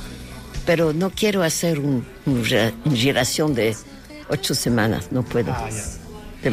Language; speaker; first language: Spanish; non-native, learner; French